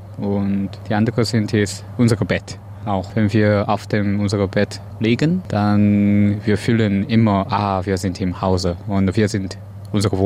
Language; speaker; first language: German; non-native, learner; Korean